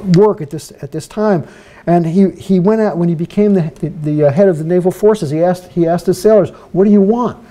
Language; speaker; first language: English; native; English